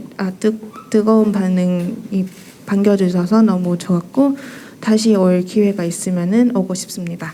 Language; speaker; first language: Korean; non-native, fluent; Thai